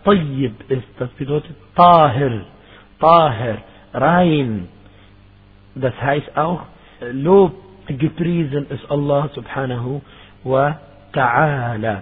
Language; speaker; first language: German; non-native, fluent; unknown